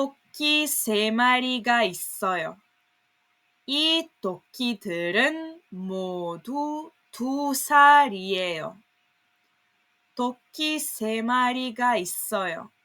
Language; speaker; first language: Korean; non-native, fluent; Serbian